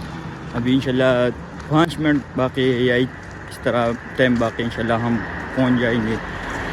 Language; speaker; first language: Hindi; non-native, local second language; Pashto